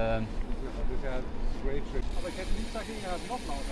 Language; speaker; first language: German; non-native, learner; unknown